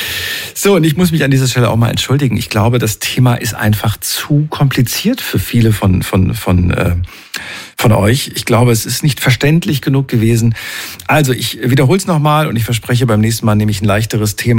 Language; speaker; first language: German; native; German